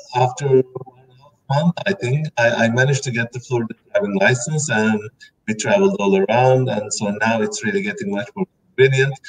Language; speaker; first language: English; non-native, fluent; Turkish